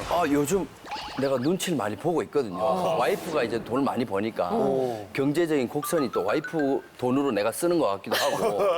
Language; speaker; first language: Korean; native; Korean